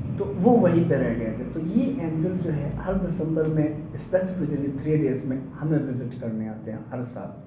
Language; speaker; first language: Urdu; non-native, local second language; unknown